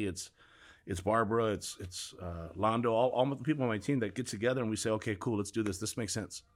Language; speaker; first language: English; native; English